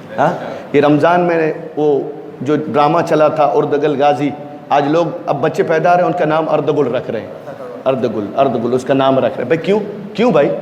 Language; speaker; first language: Urdu; native; Urdu